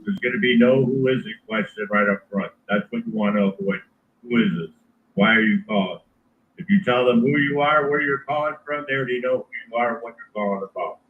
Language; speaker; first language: English; native; English